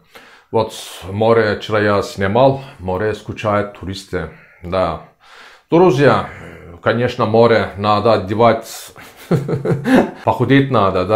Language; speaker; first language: Russian; non-native, learner; Turkish